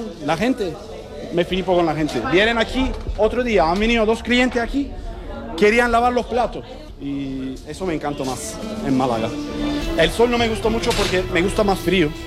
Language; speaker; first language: Spanish; non-native, learner; Turkish